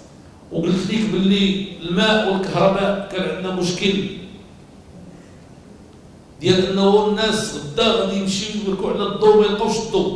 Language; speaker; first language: Arabic; native; Arabic